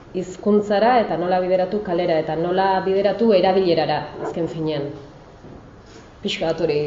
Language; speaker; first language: Basque; native; Basque